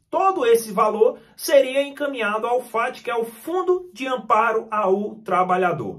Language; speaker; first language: Portuguese; native; Portuguese